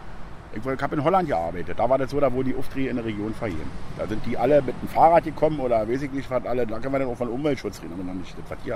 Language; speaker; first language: German; native; German